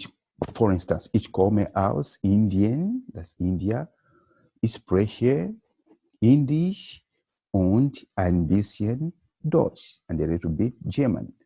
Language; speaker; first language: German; non-native, learner; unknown